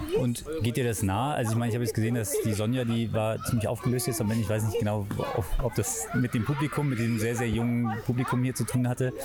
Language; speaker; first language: German; native; German